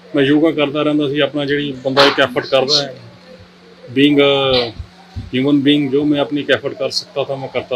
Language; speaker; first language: Hindi; native; Hindi